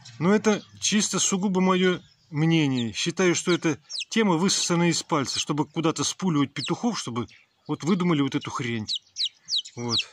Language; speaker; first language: Russian; native; Russian